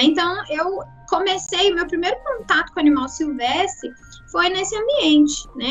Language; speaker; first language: Portuguese; native; Portuguese